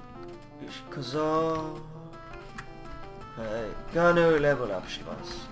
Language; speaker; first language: Japanese; non-native, learner; English